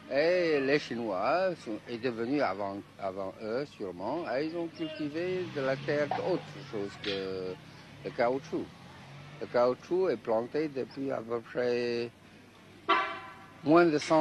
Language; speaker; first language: French; non-native, fluent; Chinese